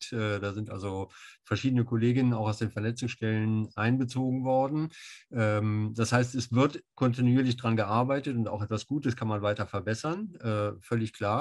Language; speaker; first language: German; native; German